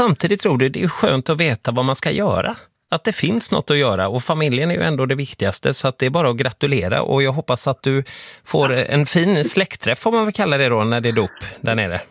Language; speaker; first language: Swedish; native; Swedish